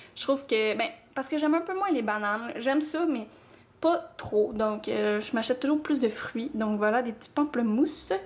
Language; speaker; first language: French; native; French